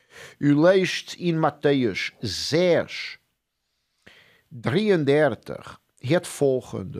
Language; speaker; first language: Dutch; non-native, fluent; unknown